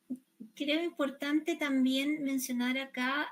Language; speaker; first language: Spanish; native; Spanish